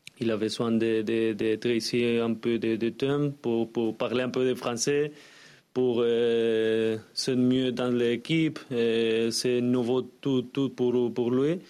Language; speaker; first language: French; non-native, learner; Spanish